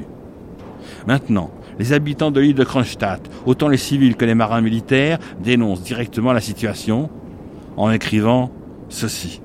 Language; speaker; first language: French; native; French